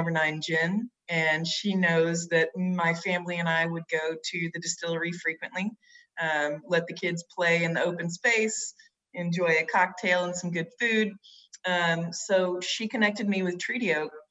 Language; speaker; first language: English; native; English